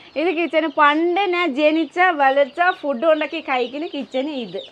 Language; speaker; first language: Malayalam; non-native, learner; Nepali